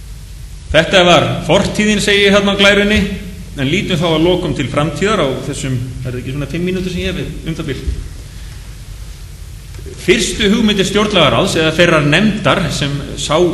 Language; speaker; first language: Icelandic; native; Icelandic